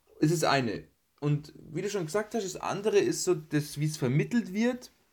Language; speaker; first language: German; native; German